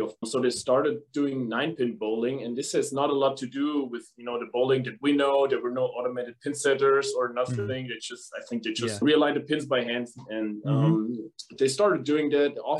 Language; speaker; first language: English; non-native, fluent; German